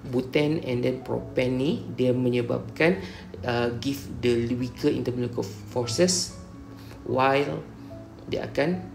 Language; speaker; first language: English; non-native, local second language; Malay